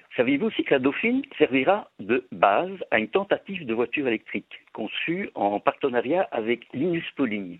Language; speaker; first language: French; native; French